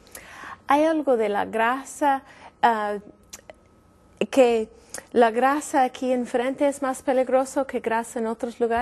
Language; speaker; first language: Spanish; non-native, fluent; English